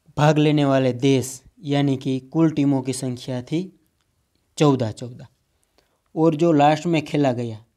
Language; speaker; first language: Hindi; non-native, local second language; Gujarati